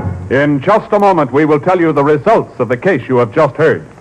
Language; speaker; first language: English; native; English